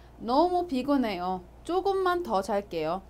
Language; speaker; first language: Korean; non-native, fluent; Arabic